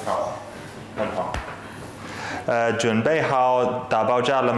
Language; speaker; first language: Chinese; non-native, learner; English